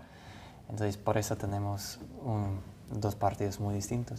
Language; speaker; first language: Spanish; non-native, fluent; English